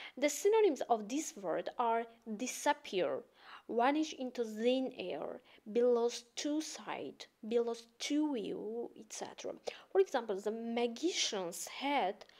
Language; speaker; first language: English; non-native, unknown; Azerbaijani